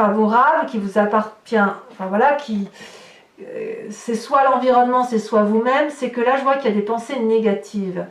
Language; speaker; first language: French; native; French